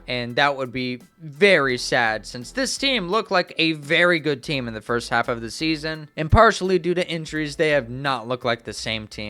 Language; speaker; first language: English; native; English